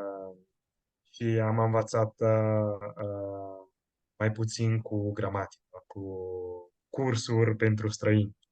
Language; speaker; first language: Romanian; non-native, fluent; Italian